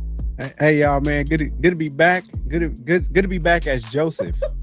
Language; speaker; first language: English; native; English